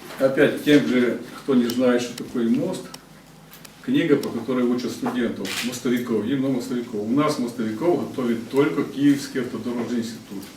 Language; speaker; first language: Russian; native; Russian